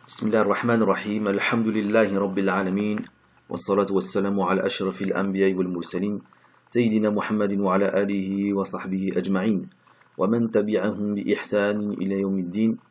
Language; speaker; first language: Arabic; non-native, fluent; French